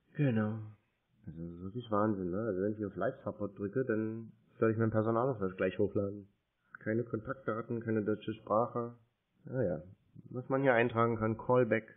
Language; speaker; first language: German; native; German